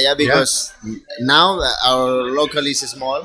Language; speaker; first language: English; non-native, fluent; Spanish